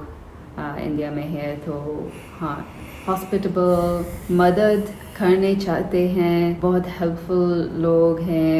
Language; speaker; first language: Hindi; non-native, learner; English